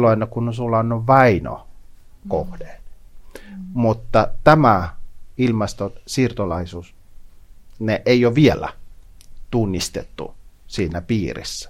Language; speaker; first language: Finnish; non-native, fluent; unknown